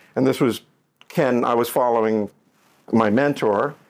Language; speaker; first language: English; native; English